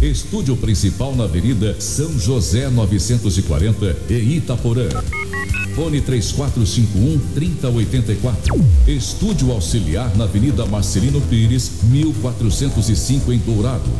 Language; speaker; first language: Portuguese; native; Portuguese